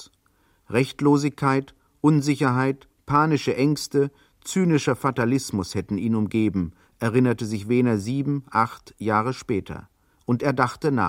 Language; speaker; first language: German; native; German